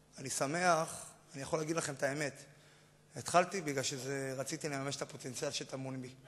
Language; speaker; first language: Hebrew; native; Hebrew